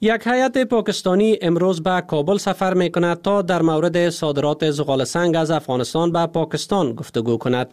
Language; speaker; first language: Persian; native; Persian